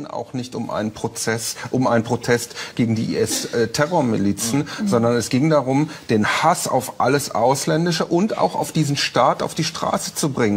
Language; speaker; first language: German; native; German